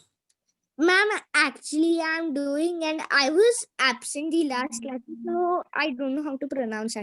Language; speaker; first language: English; non-native, local second language; Hindi